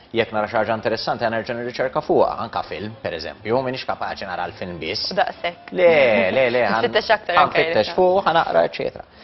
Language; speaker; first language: Maltese; native; Maltese